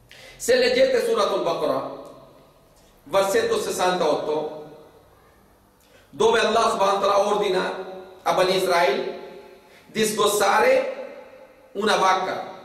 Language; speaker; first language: Italian; non-native, fluent; Urdu